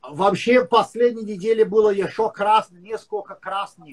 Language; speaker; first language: Russian; non-native, learner; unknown